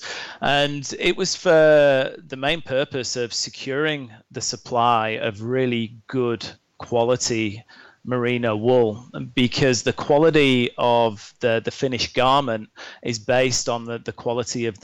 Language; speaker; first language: English; native; English